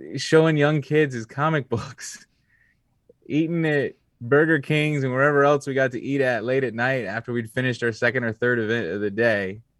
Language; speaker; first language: English; native; English